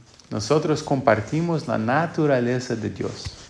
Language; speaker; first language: Spanish; non-native, fluent; English